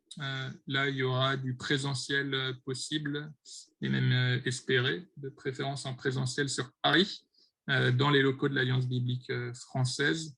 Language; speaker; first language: French; native; French